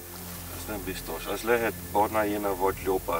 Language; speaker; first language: Hungarian; non-native, learner; Afrikaans